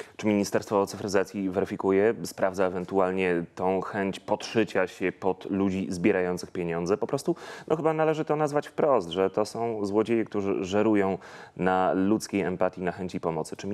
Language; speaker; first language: Polish; native; Polish